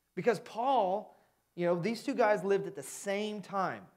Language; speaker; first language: English; native; English